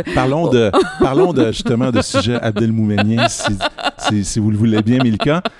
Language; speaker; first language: French; native; French